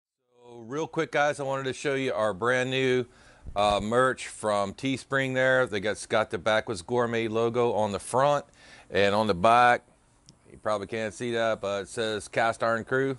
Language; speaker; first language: English; native; English